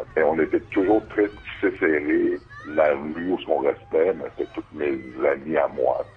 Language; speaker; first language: French; native; French